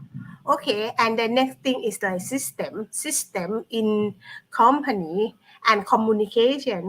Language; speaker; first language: English; non-native, learner; Thai